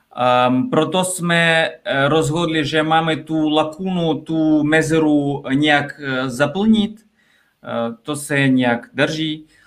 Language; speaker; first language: Czech; non-native, fluent; Russian